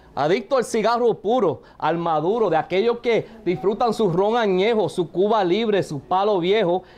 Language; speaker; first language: Spanish; early bilingual, heritage; Spanish